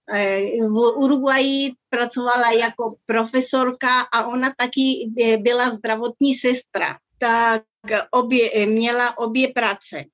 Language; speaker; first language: Czech; early bilingual, other home language; Spanish